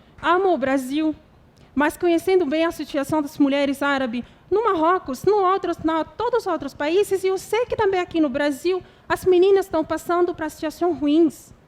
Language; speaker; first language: Portuguese; non-native, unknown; Arabic